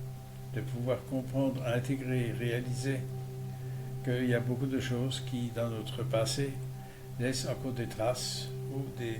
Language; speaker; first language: French; native; French